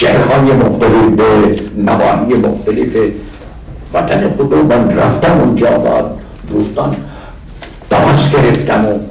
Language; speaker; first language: Persian; non-native, fluent; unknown